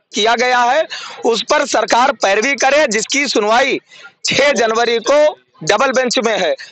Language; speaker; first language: Hindi; native; Hindi